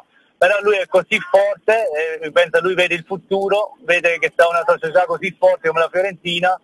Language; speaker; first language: Italian; early bilingual, heritage; German